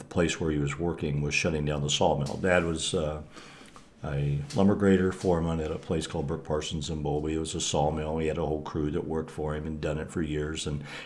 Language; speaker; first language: English; native; English